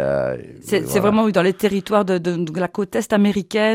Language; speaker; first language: French; native; French